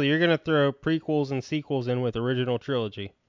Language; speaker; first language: English; native; English